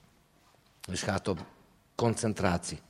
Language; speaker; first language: Dutch; non-native, fluent; Serbian